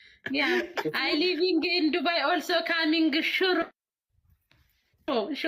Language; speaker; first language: English; non-native, learner; Amharic